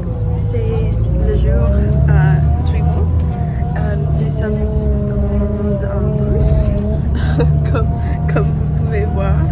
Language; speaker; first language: French; non-native, learner; English